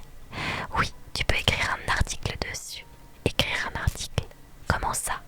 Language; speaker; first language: French; native; French